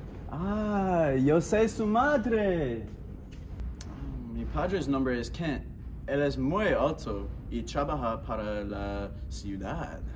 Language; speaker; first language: Spanish; non-native, learner; English